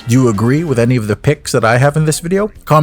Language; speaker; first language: English; native; English